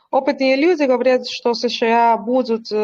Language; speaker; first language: Russian; non-native, learner; Spanish